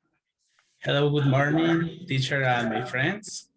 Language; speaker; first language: English; non-native, learner; Spanish